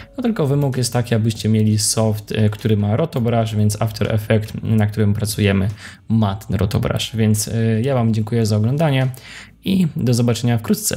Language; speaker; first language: Polish; native; Polish